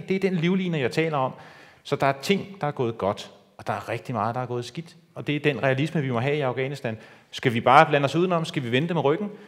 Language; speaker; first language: Danish; native; Danish